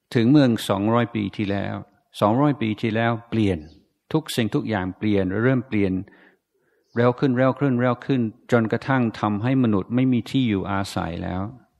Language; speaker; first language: Thai; non-native, fluent; English